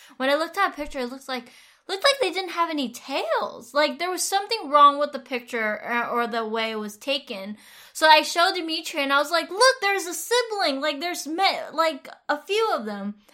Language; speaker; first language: English; non-native, fluent; Vietnamese